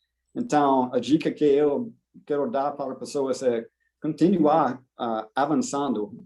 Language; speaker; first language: Portuguese; non-native, fluent; English